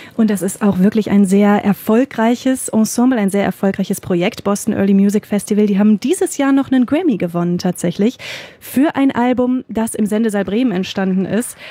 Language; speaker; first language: German; native; German